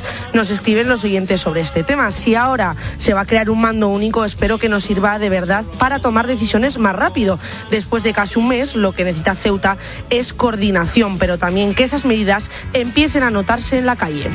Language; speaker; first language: Spanish; native; Spanish